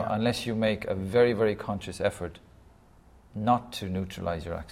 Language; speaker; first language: English; native; English